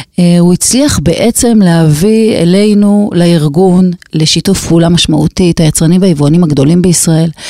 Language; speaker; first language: Hebrew; native; Hebrew